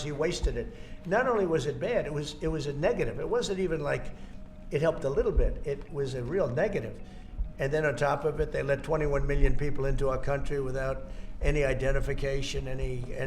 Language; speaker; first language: English; native; English